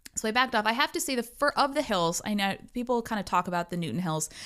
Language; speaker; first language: English; native; English